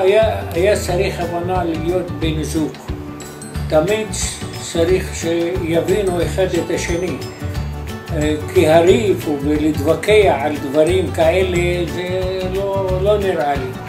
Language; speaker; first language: Hebrew; non-native, fluent; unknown